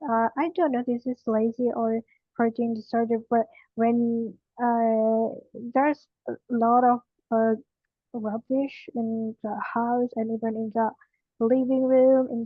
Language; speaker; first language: English; non-native, learner; Indonesian